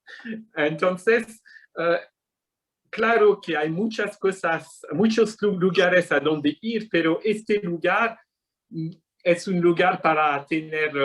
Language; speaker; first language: Spanish; non-native, learner; English